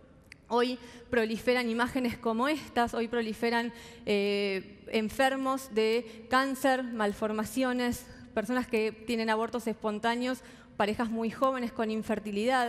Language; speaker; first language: Spanish; native; Spanish